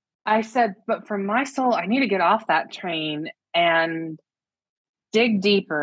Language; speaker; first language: English; native; English